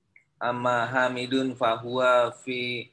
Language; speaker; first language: Arabic; non-native, learner; Indonesian